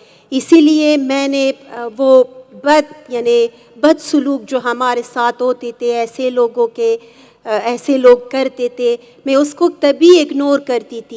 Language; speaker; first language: Hindi; non-native, fluent; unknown